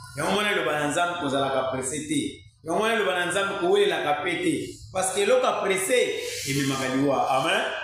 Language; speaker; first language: Lingala; non-native, local second language; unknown